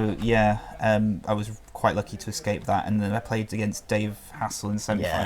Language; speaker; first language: English; native; English